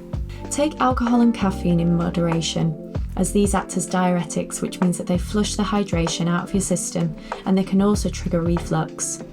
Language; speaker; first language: English; native; English